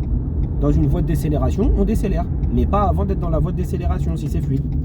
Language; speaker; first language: French; native; French